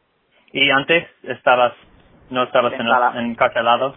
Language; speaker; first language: Spanish; non-native, fluent; English